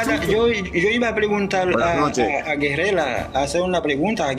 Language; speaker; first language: Spanish; non-native, learner; Haitian Creole